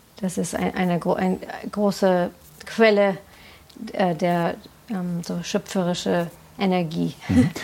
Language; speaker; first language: German; non-native, fluent; English